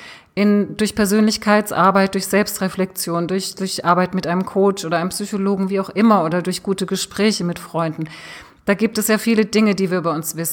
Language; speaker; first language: German; native; German